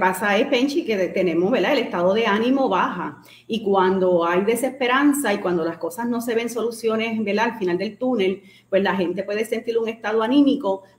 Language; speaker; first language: Spanish; native; Spanish